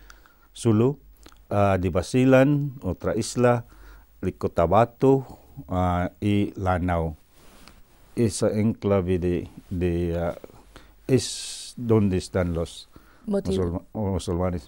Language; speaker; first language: Spanish; non-native, fluent; Cebuano